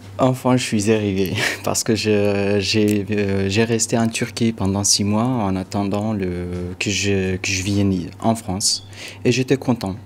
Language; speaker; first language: French; non-native, fluent; Arabic